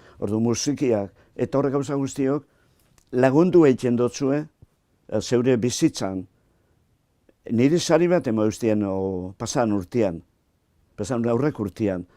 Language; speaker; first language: Basque; native; Basque